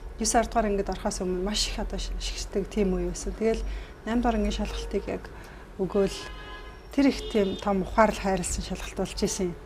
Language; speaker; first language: Mongolian; native; Mongolian